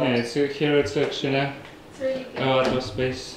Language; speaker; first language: English; non-native, learner; Russian